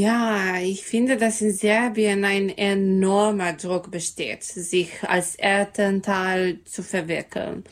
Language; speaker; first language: German; non-native, learner; Serbian